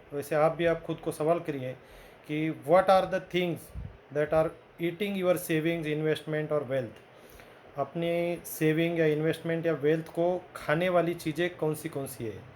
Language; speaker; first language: Hindi; non-native, local second language; Marathi